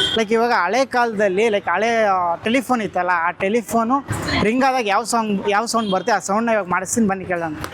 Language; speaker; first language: Kannada; native; Kannada